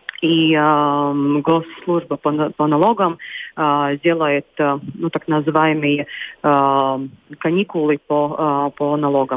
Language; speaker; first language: Russian; non-native, local second language; Latvian